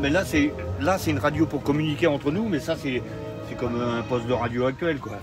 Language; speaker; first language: French; native; French